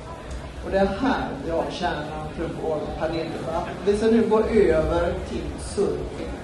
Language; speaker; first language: Swedish; native; Swedish